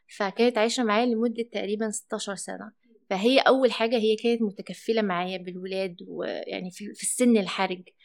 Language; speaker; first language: Arabic; early bilingual, heritage; Arabic